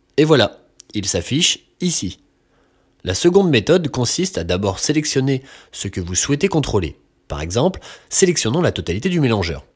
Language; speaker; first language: French; native; French